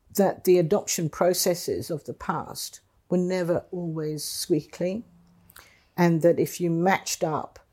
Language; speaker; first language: English; native; English